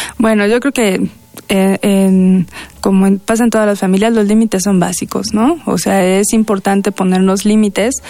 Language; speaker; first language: Spanish; native; Spanish